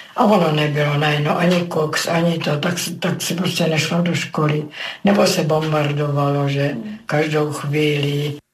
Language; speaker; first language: Czech; native; Czech